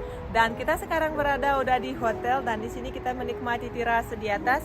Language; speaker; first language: Indonesian; non-native, fluent; Russian